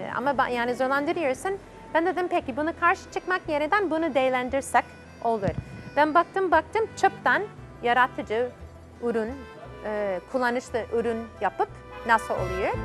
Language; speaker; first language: Turkish; non-native, fluent; English